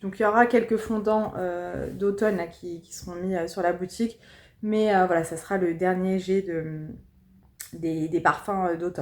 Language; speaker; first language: French; native; French